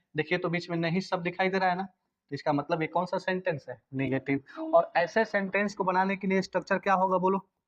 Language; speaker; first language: Hindi; native; Hindi